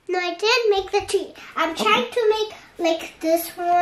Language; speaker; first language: English; early bilingual, other home language; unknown